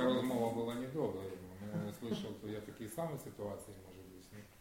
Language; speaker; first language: Polish; non-native, learner; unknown